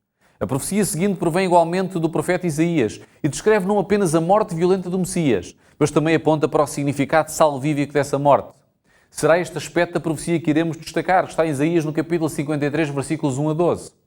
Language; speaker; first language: Portuguese; native; Portuguese